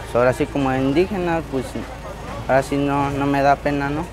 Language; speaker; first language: Spanish; early bilingual, other home language; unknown